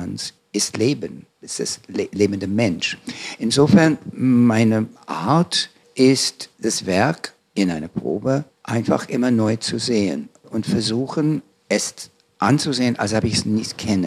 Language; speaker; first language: German; non-native, fluent; English